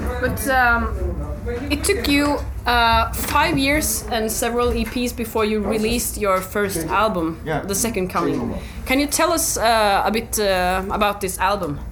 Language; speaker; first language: English; non-native, learner; Norwegian